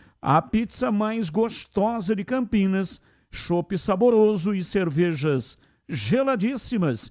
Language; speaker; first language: Portuguese; native; Portuguese